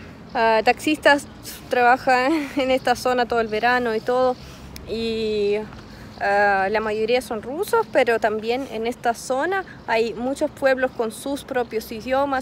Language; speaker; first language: Spanish; non-native, fluent; Russian